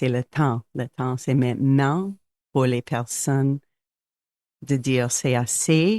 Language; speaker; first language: French; non-native, local second language; English